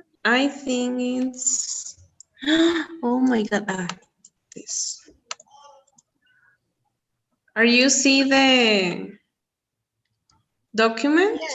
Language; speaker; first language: English; non-native, learner; Spanish